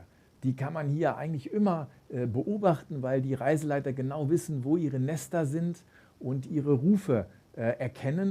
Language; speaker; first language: German; native; German